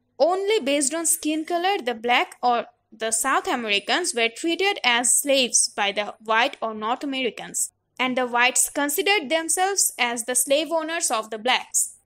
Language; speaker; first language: English; non-native, local second language; Bangla